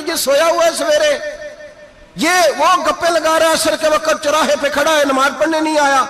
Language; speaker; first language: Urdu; non-native, local second language; Punjabi